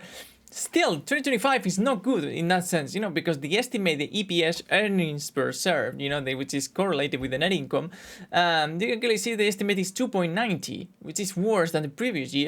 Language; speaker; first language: English; non-native, fluent; Spanish